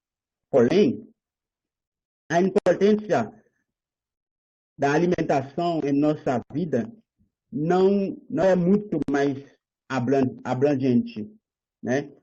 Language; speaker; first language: Portuguese; non-native, learner; Haitian Creole